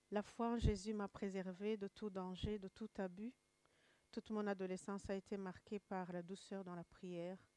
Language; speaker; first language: French; non-native, local second language; Kinyarwanda